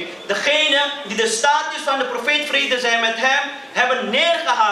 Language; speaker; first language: Dutch; early bilingual, other home language; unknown